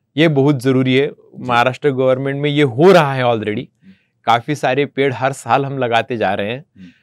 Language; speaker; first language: Hindi; non-native, local second language; Marathi